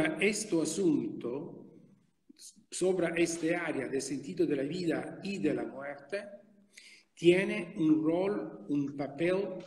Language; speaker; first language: Spanish; non-native, fluent; Italian